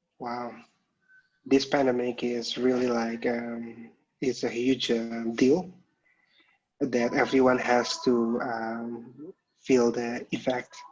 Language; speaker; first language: English; non-native, local second language; Indonesian